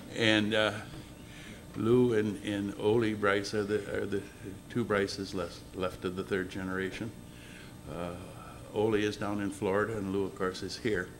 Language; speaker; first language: English; native; English